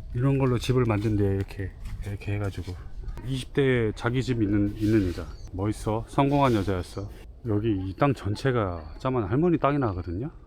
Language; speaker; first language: Korean; native; Korean